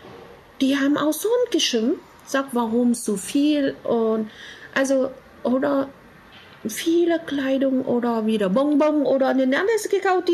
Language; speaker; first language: German; non-native, learner; Vietnamese